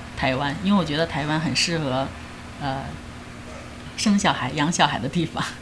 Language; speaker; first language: Chinese; native; Chinese